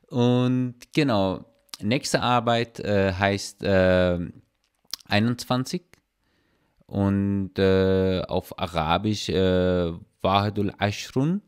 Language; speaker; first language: German; non-native, learner; Persian